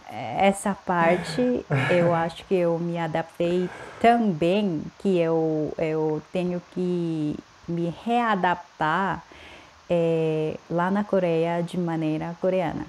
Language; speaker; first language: Portuguese; non-native, fluent; Korean